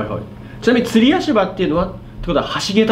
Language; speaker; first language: Japanese; native; Japanese